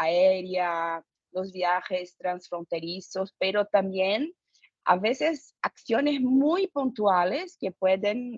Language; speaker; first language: Spanish; non-native, fluent; Portuguese